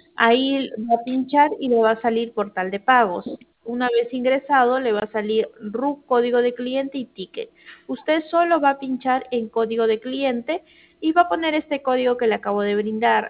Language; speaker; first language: Spanish; native; Spanish